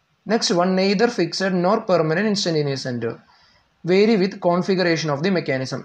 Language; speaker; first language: English; non-native, local second language; Malayalam